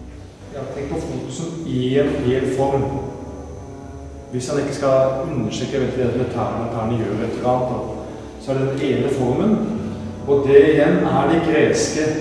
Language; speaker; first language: Norwegian; native; Norwegian